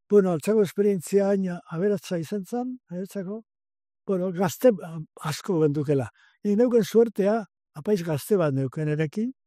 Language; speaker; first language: Basque; native; Basque